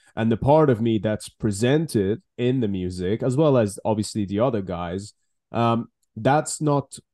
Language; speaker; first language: English; non-native, fluent; Persian